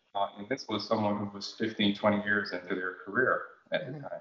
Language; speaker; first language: English; native; English